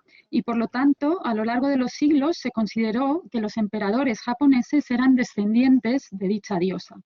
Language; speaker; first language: Spanish; native; Spanish